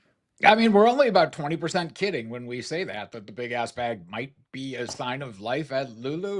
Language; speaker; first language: English; native; English